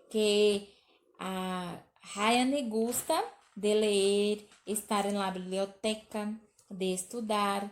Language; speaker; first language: Spanish; non-native, learner; Portuguese